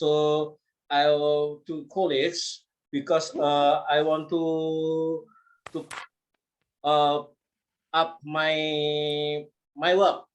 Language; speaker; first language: English; non-native, learner; Indonesian